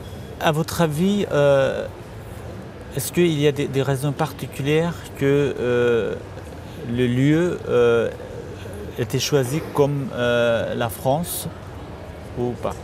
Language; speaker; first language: French; non-native, fluent; Kurdish